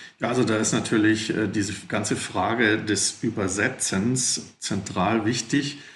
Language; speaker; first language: German; native; German